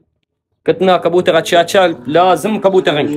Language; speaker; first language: Hindi; non-native, learner; Arabic